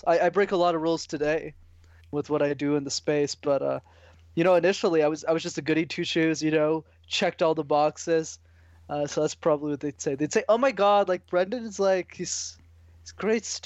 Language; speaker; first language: English; native; English